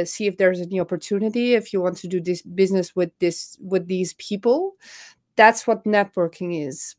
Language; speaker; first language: English; non-native, fluent; Dutch